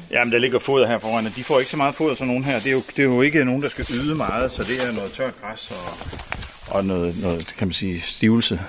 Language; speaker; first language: Danish; native; Danish